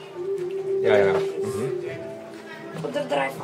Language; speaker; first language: German; non-native, local second language; Romanian